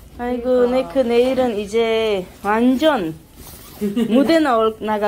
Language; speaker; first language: Korean; non-native, fluent; Tajik